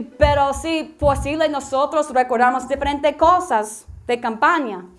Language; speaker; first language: Spanish; non-native, learner; English